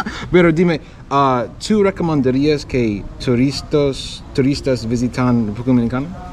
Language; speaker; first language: Spanish; non-native, learner; English